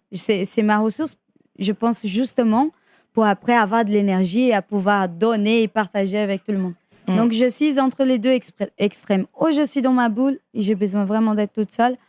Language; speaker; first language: French; non-native, fluent; Portuguese